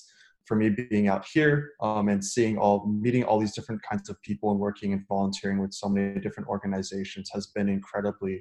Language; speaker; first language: English; native; English